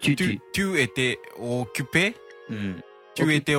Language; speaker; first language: French; non-native, learner; Japanese